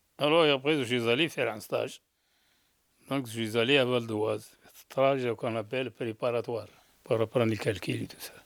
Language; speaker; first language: French; non-native, local second language; Arabic